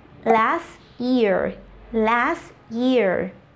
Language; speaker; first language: English; non-native, fluent; Spanish